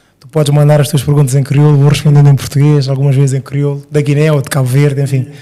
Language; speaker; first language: Portuguese; early bilingual, other home language; Upper Guinea Crioulo